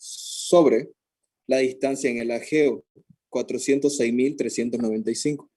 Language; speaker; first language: Spanish; native; Spanish